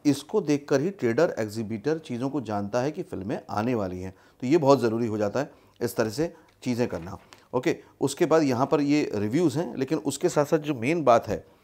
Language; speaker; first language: Hindi; native; Hindi